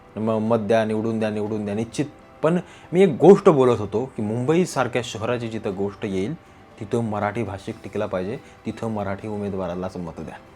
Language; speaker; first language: Marathi; native; Marathi